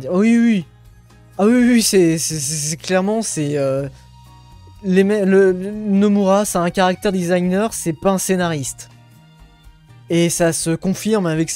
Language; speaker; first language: French; native; French